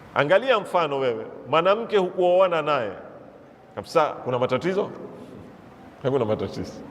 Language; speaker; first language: Swahili; native; Swahili